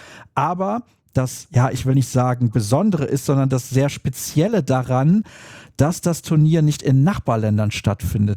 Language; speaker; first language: German; native; German